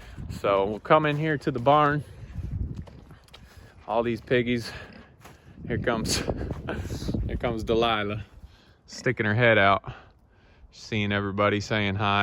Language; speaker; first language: English; native; English